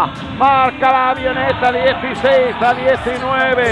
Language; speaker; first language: Spanish; native; Spanish